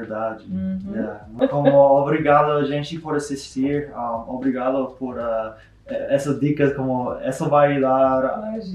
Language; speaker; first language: Portuguese; non-native, learner; English